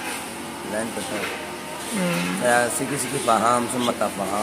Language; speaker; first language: Indonesian; non-native, learner; Rohingya